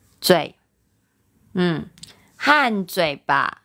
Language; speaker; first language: Chinese; non-native, learner; Vietnamese